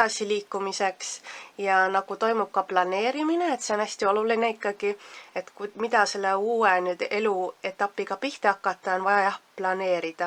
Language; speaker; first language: Estonian; native; Estonian